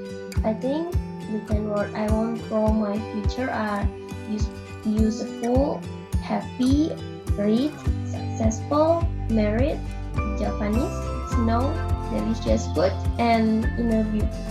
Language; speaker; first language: English; non-native, learner; Indonesian